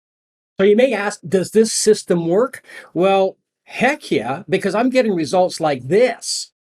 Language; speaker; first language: English; native; English